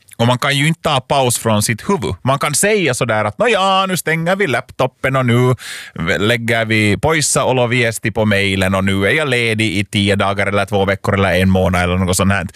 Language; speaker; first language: Swedish; native; Swedish